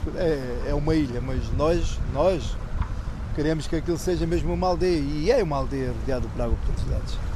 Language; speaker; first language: Portuguese; native; Portuguese